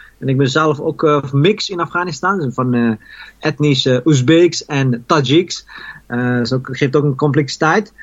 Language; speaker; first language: Dutch; early bilingual, other home language; Persian